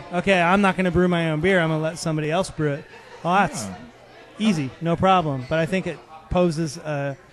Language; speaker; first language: English; native; English